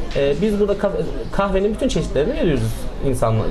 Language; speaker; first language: Turkish; native; Turkish